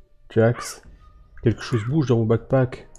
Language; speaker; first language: French; native; French